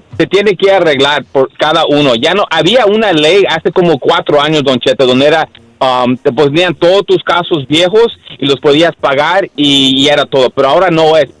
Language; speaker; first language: Spanish; early bilingual, heritage; Spanish